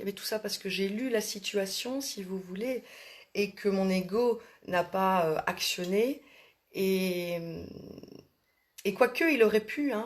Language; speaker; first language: French; native; French